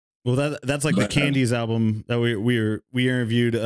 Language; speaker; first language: English; native; English